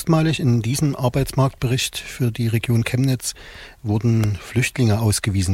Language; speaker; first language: German; native; German